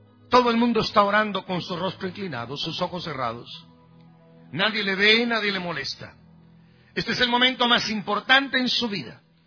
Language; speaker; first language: Spanish; native; Spanish